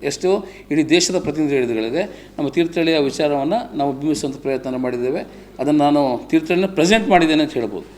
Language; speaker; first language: Kannada; non-native, local second language; Urdu